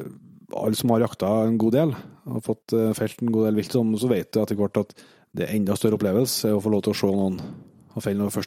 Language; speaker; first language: Norwegian; native; Norwegian